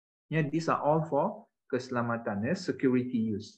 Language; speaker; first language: English; non-native, local second language; Malay